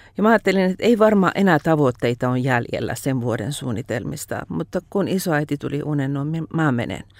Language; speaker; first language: Finnish; non-native, fluent; Persian